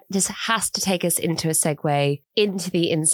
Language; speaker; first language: English; native; English